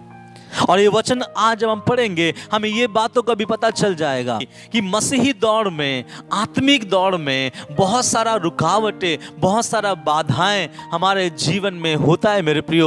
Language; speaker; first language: Hindi; non-native, local second language; Bangla